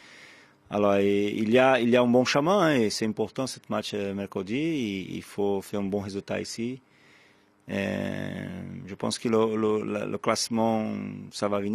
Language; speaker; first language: French; non-native, fluent; Portuguese